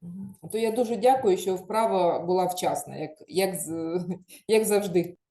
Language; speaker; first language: Ukrainian; native; Ukrainian